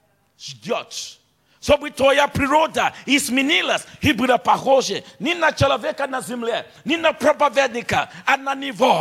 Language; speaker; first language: Russian; non-native, fluent; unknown